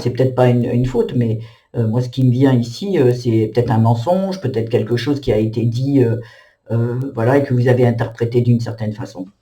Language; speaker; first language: French; native; French